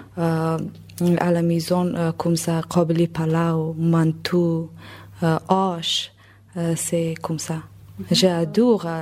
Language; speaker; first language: French; non-native, learner; Persian